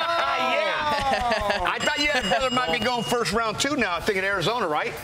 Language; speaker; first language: English; native; English